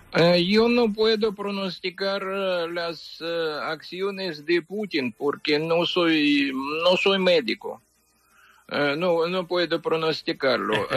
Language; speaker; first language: Spanish; non-native, fluent; Ukrainian